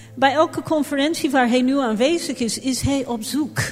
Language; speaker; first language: Dutch; non-native, fluent; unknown